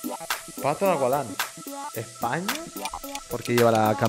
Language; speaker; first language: Spanish; native; Spanish